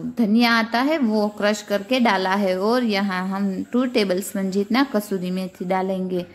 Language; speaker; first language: Hindi; non-native, local second language; Gujarati